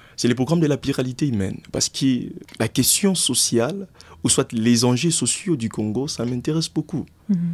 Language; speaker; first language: French; non-native, local second language; Lingala